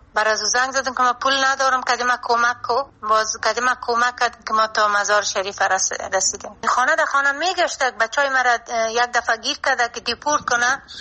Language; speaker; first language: Persian; native; Persian